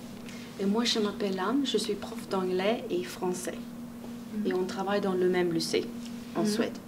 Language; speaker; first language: French; non-native, fluent; Swedish